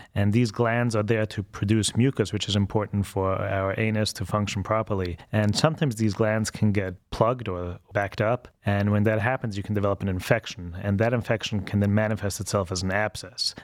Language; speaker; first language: English; non-native, fluent; German